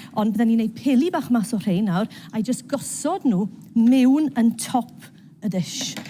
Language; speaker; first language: Welsh; native; Welsh